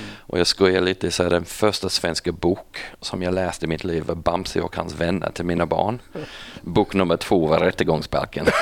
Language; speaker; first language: Swedish; non-native, fluent; English